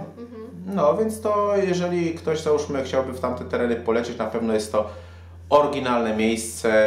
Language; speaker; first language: Polish; native; Polish